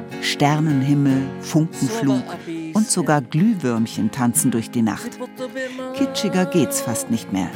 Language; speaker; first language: German; native; German